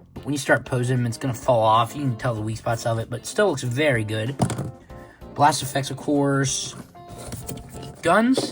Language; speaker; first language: English; native; English